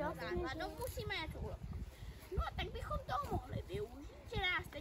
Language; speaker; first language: Czech; early bilingual, heritage; Czech